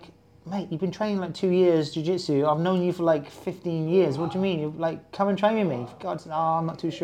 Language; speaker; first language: English; native; English